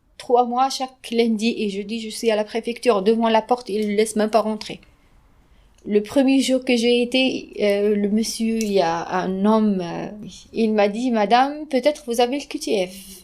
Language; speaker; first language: French; non-native, fluent; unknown